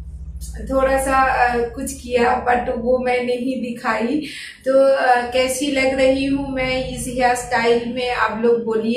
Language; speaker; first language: Hindi; non-native, local second language; Bangla